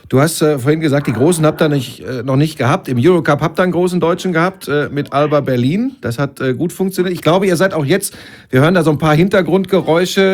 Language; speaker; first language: German; native; German